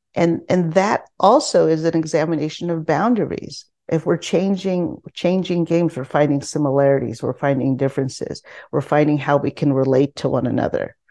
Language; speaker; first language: English; non-native, local second language; Filipino